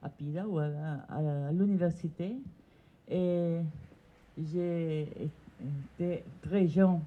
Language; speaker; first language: French; non-native, learner; Italian